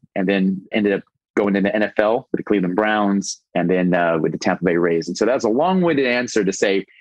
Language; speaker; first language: English; native; English